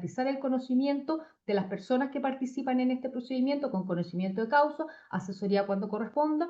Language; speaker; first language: Spanish; native; Spanish